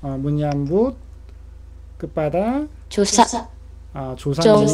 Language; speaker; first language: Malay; non-native, learner; Korean